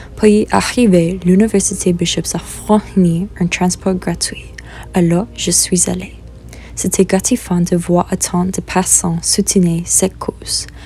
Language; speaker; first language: French; non-native, local second language; English